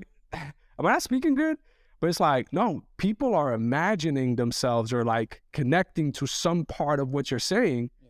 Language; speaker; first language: English; early bilingual, other home language; Arabic